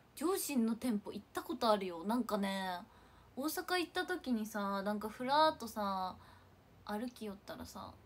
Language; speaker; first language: Japanese; native; Japanese